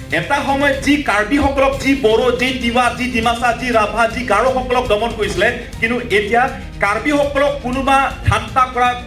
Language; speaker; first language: Assamese; non-native, local second language; Karbi